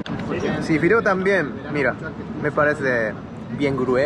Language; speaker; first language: Spanish; non-native, learner; Japanese